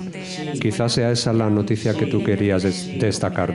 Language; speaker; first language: Spanish; native; Spanish